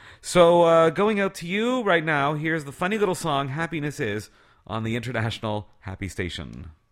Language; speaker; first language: English; native; English